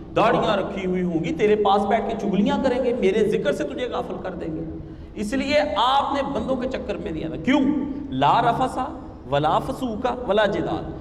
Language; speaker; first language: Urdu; non-native, local second language; Punjabi